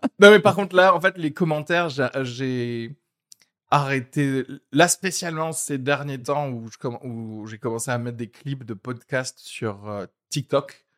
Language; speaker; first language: French; early bilingual, other home language; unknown